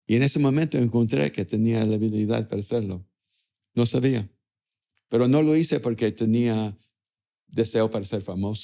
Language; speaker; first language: Spanish; early bilingual, other home language; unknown